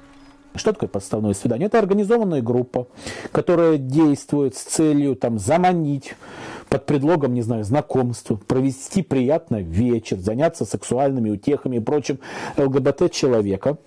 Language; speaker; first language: Russian; native; Russian